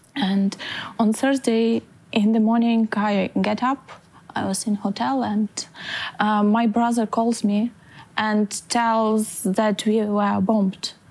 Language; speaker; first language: English; non-native, fluent; Ukrainian